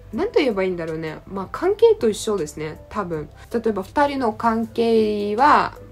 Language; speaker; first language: Japanese; non-native, fluent; Russian